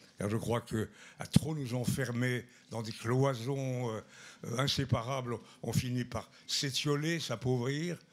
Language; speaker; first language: French; native; French